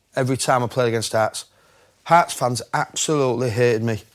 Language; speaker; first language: English; native; English